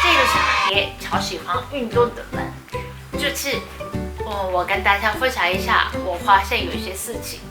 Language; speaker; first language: Chinese; non-native, fluent; Japanese